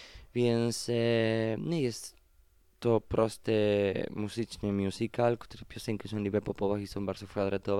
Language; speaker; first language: Polish; non-native, fluent; Spanish